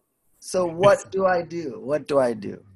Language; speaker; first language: English; non-native, fluent; Swedish